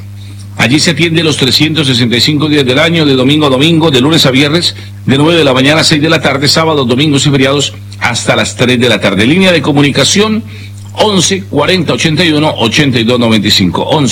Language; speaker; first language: Spanish; native; Spanish